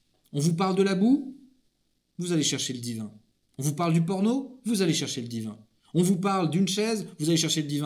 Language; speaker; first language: French; native; French